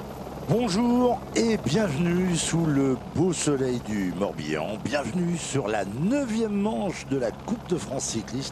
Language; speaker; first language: French; native; French